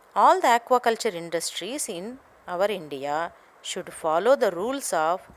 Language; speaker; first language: English; non-native, local second language; Telugu